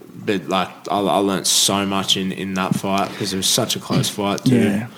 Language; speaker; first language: English; native; English